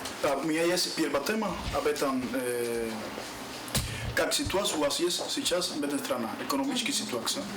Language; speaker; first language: Russian; non-native, learner; Spanish